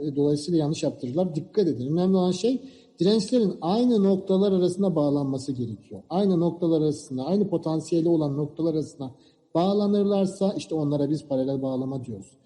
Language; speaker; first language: Turkish; native; Turkish